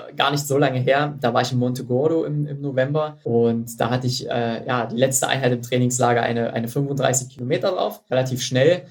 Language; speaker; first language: German; native; German